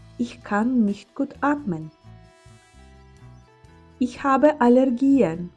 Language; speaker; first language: German; non-native, fluent; Ukrainian